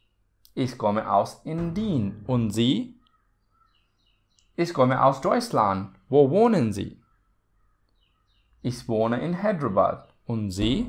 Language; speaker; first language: German; non-native, fluent; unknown